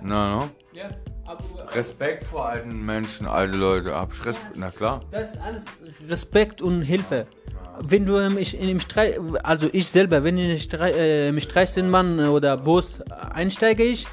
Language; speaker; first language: German; non-native, learner; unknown